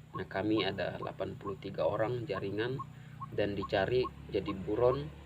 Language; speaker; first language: Indonesian; non-native, local second language; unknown